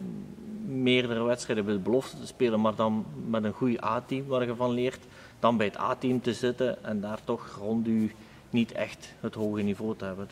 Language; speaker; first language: Dutch; native; Dutch